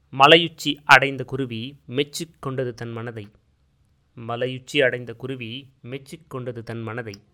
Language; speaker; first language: Tamil; native; Tamil